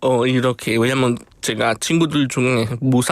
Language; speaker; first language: Korean; non-native, fluent; Spanish